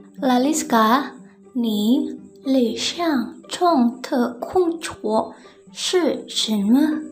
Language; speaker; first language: Chinese; non-native, learner; Indonesian